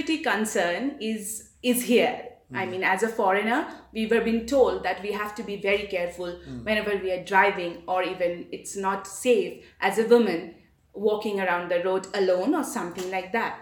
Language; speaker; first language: English; non-native, local second language; Bangla